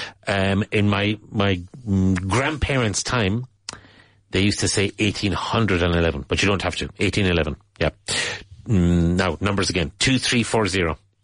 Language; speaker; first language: English; native; English